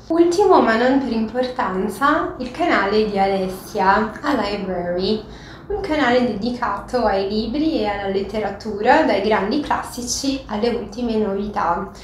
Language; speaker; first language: Italian; non-native, fluent; Portuguese